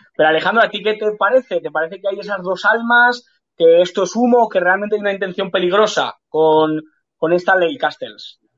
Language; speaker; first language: Spanish; native; Spanish